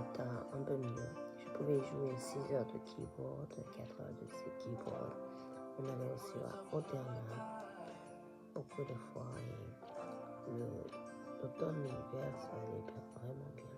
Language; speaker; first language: French; non-native, learner; Japanese